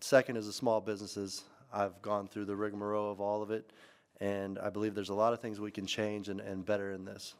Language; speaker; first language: English; native; English